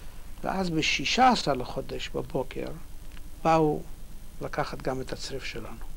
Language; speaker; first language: Hebrew; non-native, fluent; Polish